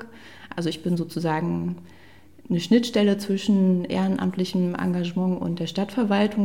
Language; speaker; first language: German; native; German